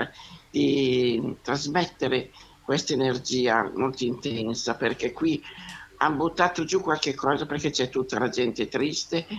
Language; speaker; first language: Italian; native; Italian